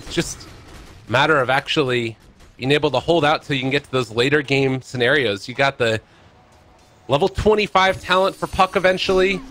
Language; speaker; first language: English; native; English